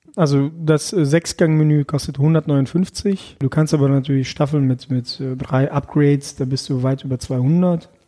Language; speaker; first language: German; early bilingual, other home language; Russian